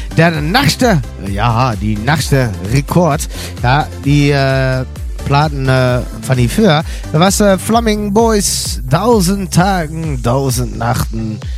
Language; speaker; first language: German; non-native, learner; Dutch